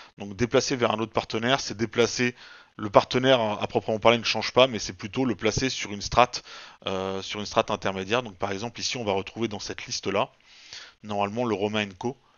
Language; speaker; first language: French; native; French